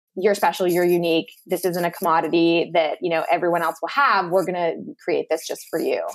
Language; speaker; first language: English; native; English